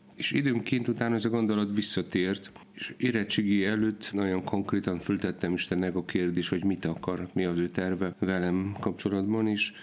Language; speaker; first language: Hungarian; non-native, fluent; Polish